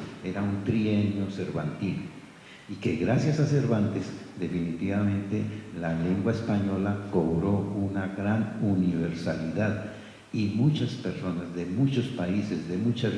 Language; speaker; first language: Spanish; native; Spanish